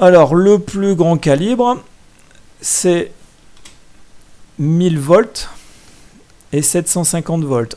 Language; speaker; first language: French; native; French